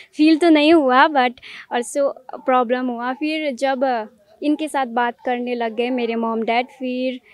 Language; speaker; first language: Hindi; non-native, local second language; Nepali